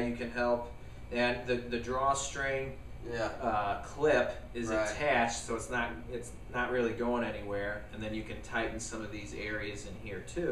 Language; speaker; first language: English; native; English